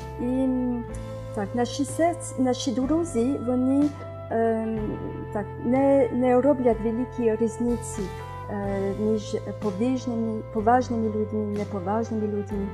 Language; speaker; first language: Ukrainian; non-native, fluent; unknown